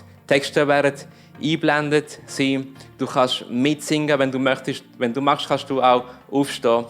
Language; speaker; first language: German; native; German